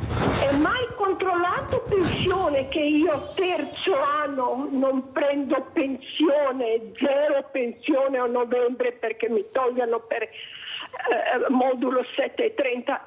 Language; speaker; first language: Italian; non-native, fluent; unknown